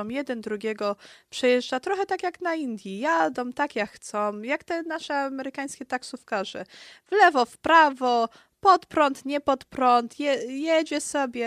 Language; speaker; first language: Polish; early bilingual, heritage; Polish